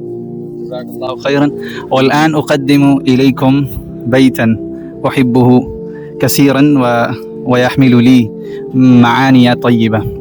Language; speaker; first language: Arabic; non-native, fluent; Urdu